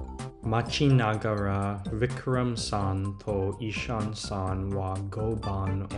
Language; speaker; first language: Japanese; non-native, learner; English